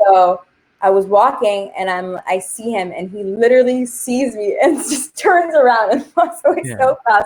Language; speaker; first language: English; native; English